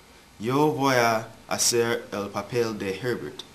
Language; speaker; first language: Spanish; non-native, learner; English